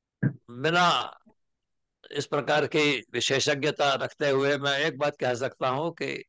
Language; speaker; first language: Hindi; native; Hindi